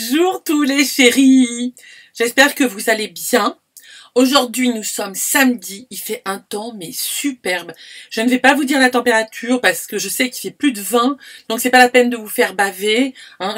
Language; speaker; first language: French; native; French